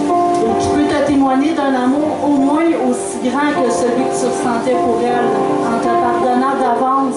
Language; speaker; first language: French; native; French